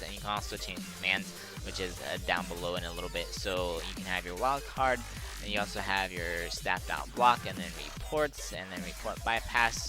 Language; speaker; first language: English; native; English